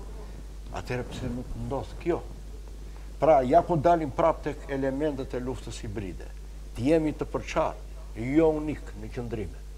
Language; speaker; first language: Albanian; native; Albanian